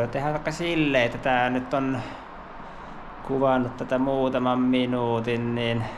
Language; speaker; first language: Finnish; native; Finnish